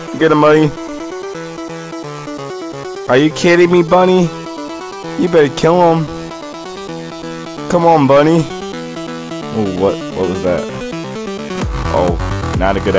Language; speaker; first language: English; native; English